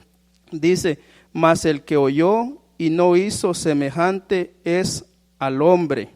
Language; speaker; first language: Spanish; native; Spanish